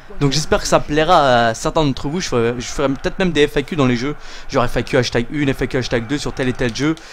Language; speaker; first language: French; native; French